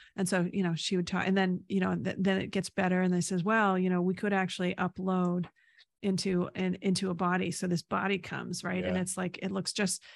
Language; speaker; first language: English; native; English